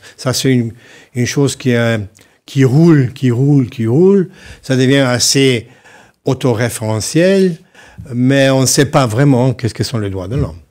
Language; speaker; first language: French; non-native, fluent; Slovenian